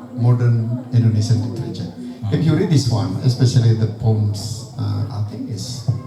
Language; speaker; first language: English; non-native, fluent; Indonesian